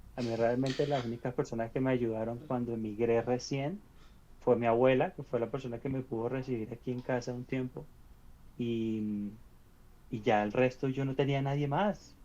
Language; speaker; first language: Spanish; native; Spanish